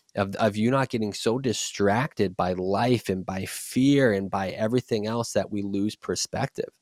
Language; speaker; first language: English; native; English